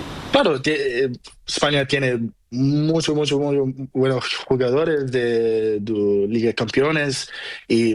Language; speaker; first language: Spanish; non-native, learner; Portuguese